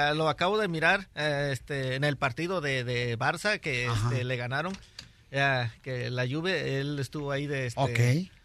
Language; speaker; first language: Spanish; native; Spanish